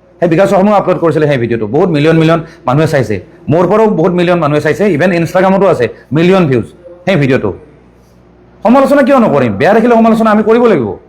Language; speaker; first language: Assamese; native; Assamese